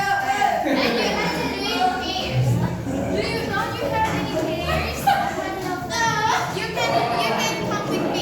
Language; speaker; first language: English; non-native, learner; Indonesian